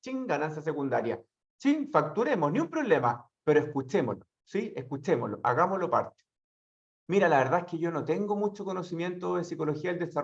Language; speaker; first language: Spanish; native; Spanish